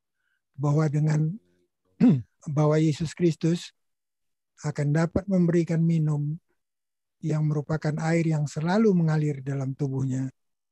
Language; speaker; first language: Indonesian; native; Indonesian